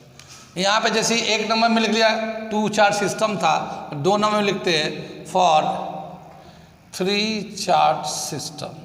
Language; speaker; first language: Hindi; native; Hindi